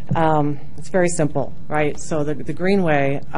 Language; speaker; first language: English; non-native, fluent; Japanese